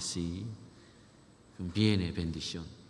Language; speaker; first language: Spanish; non-native, learner; Korean